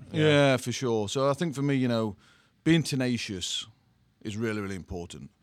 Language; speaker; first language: English; native; English